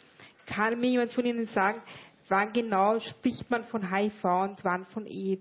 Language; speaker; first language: German; native; German